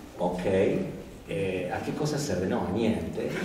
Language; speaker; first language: Italian; non-native, learner; Spanish